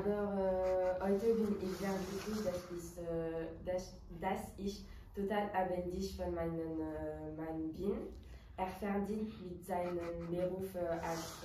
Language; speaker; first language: German; non-native, learner; French